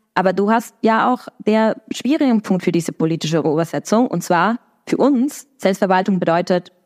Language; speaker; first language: German; non-native, fluent; Spanish